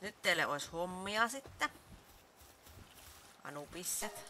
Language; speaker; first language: Finnish; native; Finnish